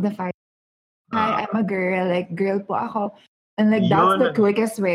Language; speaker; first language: English; non-native, local second language; Filipino